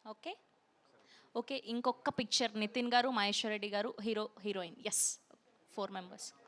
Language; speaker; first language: Telugu; native; Telugu